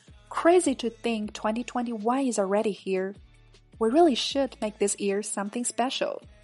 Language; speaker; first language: English; non-native, fluent; Chinese